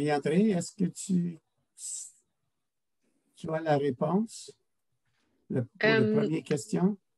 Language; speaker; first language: French; non-native, local second language; English